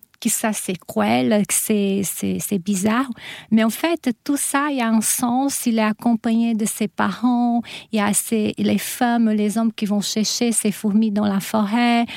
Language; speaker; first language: French; non-native, fluent; Portuguese